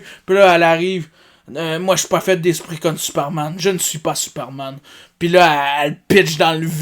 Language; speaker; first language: French; native; French